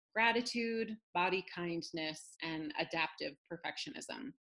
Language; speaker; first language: English; native; English